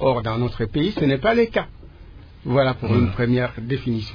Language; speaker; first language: French; non-native, local second language; Lingala